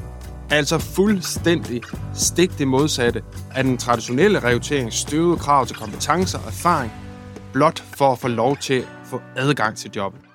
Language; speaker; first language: Danish; native; Danish